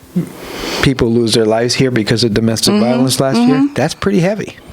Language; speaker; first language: English; native; English